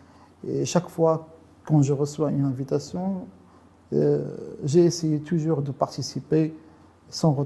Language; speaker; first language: French; non-native, local second language; Arabic